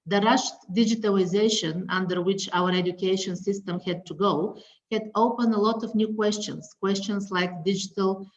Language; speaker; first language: English; non-native, fluent; Bulgarian